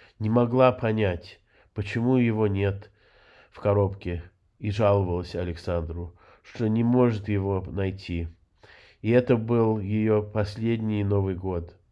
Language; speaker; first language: Russian; early bilingual, heritage; Russian